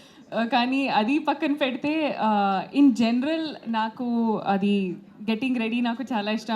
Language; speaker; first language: Telugu; non-native, local second language; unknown